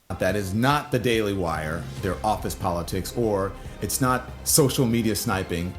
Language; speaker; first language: English; native; English